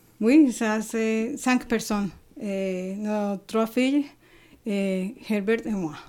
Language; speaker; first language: French; non-native, fluent; Spanish